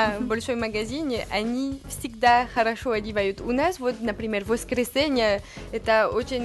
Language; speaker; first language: Russian; non-native, learner; French